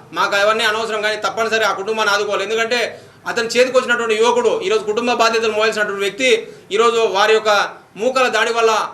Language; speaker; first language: Telugu; native; Telugu